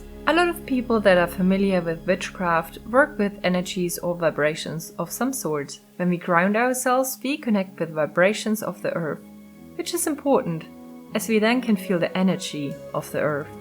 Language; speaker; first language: English; non-native, fluent; German